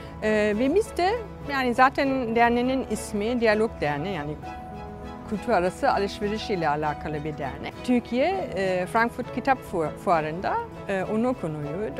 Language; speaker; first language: Turkish; non-native, fluent; German